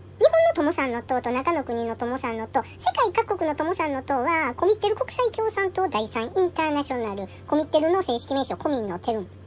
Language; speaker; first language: Japanese; native; Japanese